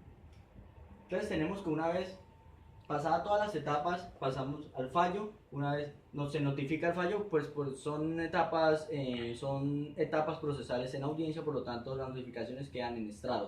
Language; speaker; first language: Spanish; native; Spanish